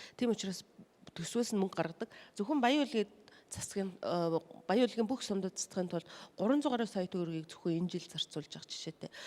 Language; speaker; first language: Mongolian; non-native, local second language; Kazakh